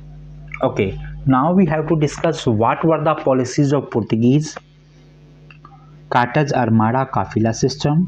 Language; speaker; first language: English; non-native, local second language; Hindi